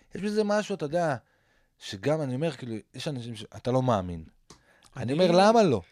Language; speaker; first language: Hebrew; native; Hebrew